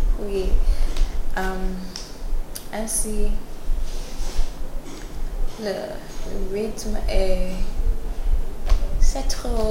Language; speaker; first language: French; non-native, learner; English